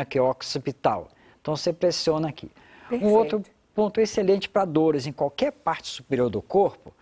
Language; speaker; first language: Portuguese; native; Portuguese